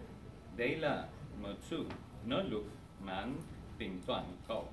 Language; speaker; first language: Vietnamese; non-native, learner; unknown